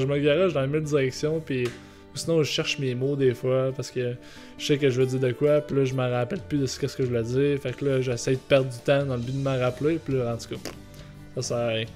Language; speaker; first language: French; native; French